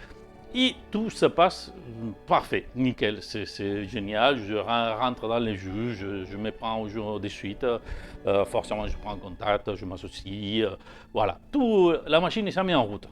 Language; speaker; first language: French; native; French